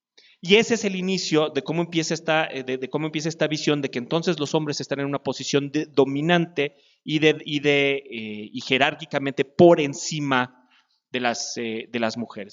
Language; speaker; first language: Spanish; native; Spanish